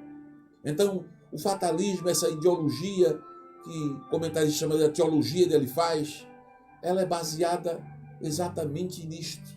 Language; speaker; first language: Portuguese; native; Portuguese